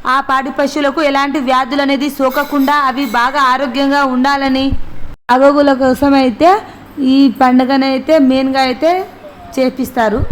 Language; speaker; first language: Telugu; non-native, local second language; Lambadi